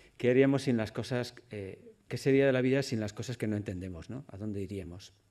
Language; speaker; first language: Spanish; native; Spanish